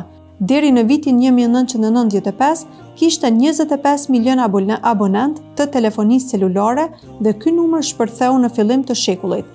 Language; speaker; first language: Albanian; native; Albanian